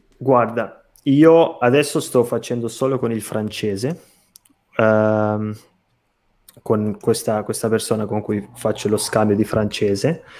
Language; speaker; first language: Italian; non-native, fluent; Portuguese